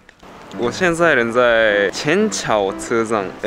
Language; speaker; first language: Chinese; early bilingual, heritage; Japanese